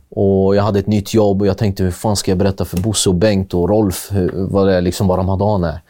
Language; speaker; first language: Swedish; early bilingual, other home language; Kurdish